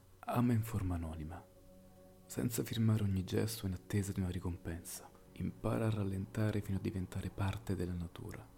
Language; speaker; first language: Italian; native; Italian